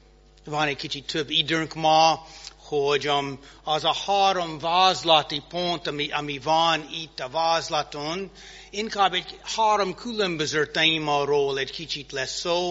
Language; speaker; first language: Hungarian; non-native, fluent; English